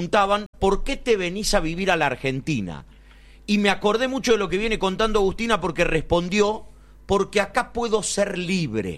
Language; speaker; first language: Spanish; native; Spanish